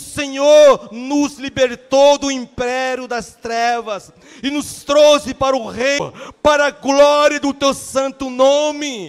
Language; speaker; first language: Portuguese; native; Portuguese